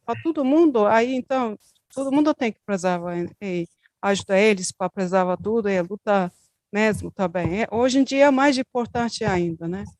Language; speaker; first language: Portuguese; non-native, learner; Turkish